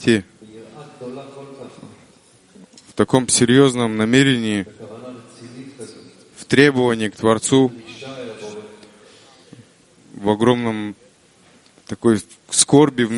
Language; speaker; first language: Russian; non-native, local second language; Kyrgyz